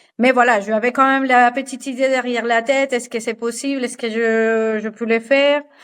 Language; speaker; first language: French; non-native, fluent; Spanish